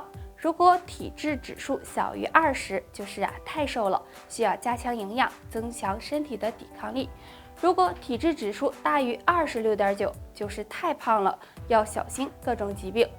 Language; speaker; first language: Chinese; native; Chinese